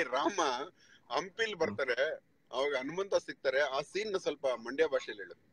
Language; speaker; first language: Kannada; native; Kannada